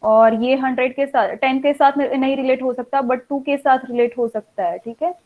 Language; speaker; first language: Hindi; non-native, local second language; Gujarati